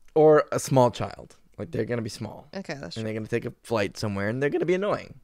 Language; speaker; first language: English; native; English